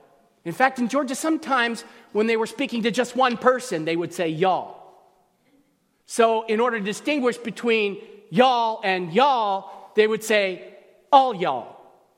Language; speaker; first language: English; native; English